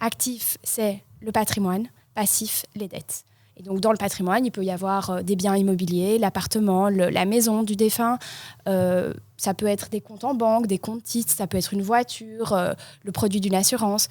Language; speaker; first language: French; native; French